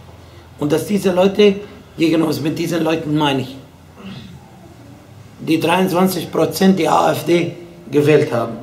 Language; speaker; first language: German; non-native, fluent; Arabic